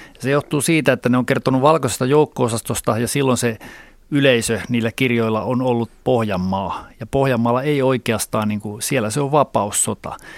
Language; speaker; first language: Finnish; native; Finnish